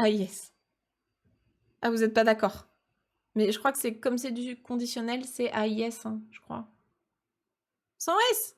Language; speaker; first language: French; native; French